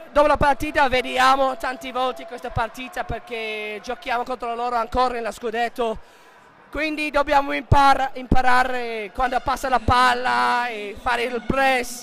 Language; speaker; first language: Italian; non-native, learner; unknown